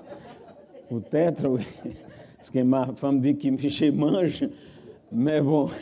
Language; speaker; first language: French; non-native, fluent; Portuguese